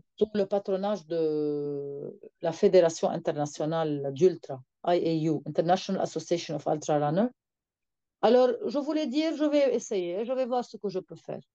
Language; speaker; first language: French; non-native, local second language; Arabic